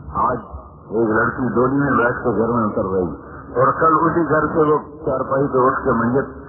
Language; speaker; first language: Urdu; non-native, local second language; Punjabi